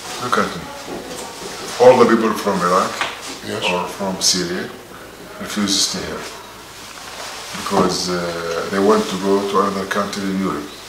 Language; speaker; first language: English; non-native, learner; Arabic